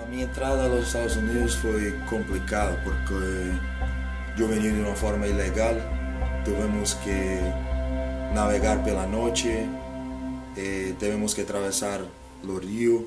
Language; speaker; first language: Spanish; non-native, learner; English